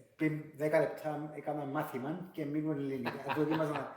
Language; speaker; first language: Greek; early bilingual, heritage; Greek